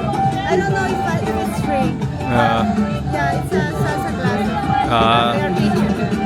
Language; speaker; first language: English; non-native, fluent; Spanish